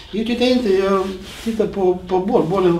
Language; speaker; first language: Swedish; non-native, fluent; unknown